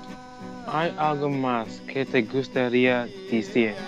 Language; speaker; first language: Spanish; non-native, learner; English